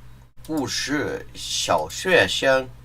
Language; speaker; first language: Chinese; non-native, learner; English